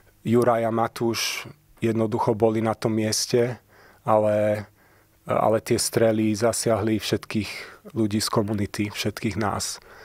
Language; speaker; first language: Slovak; early bilingual, heritage; Slovak